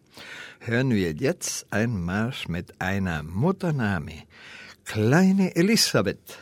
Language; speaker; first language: German; early bilingual, heritage; Spanish